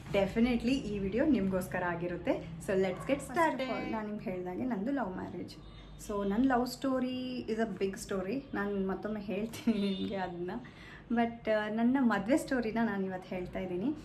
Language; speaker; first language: Kannada; native; Kannada